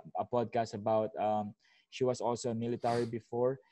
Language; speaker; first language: English; non-native, local second language; Filipino